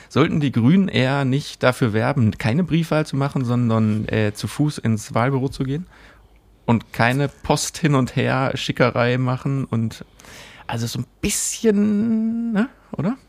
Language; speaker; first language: German; native; German